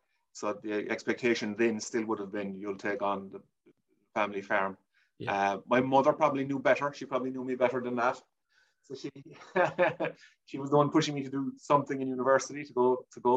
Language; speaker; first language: English; native; English